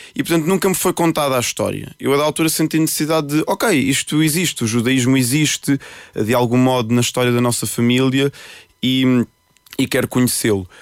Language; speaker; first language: Portuguese; early bilingual, other home language; Spanish